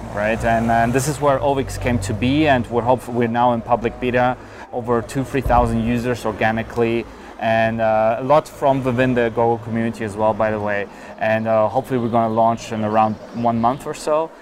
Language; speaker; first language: English; non-native, fluent; German